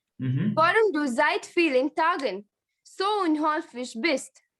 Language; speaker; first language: German; non-native, learner; Hindi